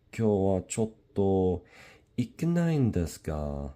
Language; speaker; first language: Japanese; non-native, learner; English